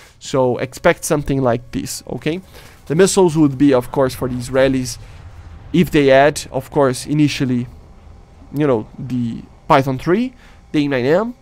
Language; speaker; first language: English; non-native, fluent; Portuguese